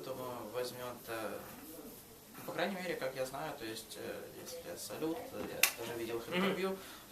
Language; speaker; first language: Russian; native; Russian